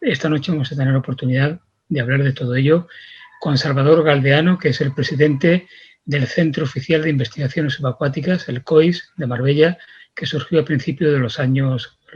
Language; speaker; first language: Spanish; native; Spanish